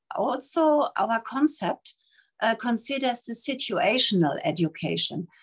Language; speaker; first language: English; non-native, fluent; German